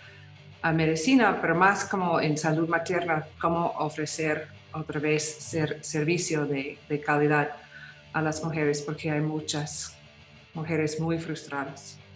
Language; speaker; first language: Spanish; non-native, fluent; English